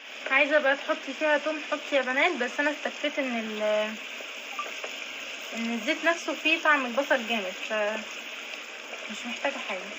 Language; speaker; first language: Arabic; native; Arabic